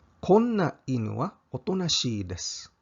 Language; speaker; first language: Japanese; non-native, fluent; Cebuano